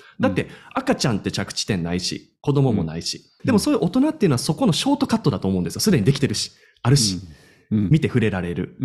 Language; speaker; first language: Japanese; native; Japanese